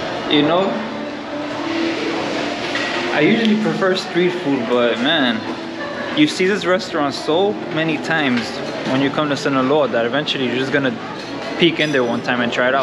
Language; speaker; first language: English; native; English